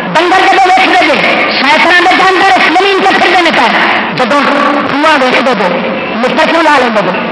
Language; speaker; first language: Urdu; non-native, local second language; Saraiki